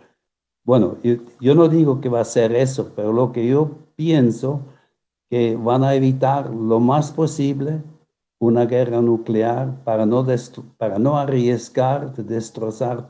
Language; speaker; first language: Spanish; non-native, fluent; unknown